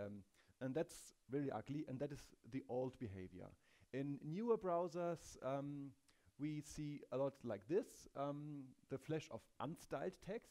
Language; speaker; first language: English; non-native, fluent; German